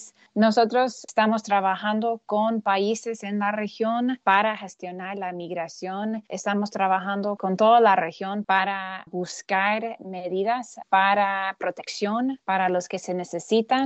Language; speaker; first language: Spanish; non-native, fluent; English